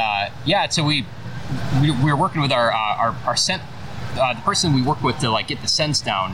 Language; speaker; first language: English; native; English